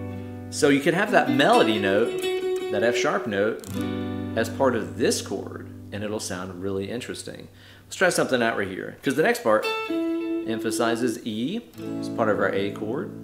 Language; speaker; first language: English; native; English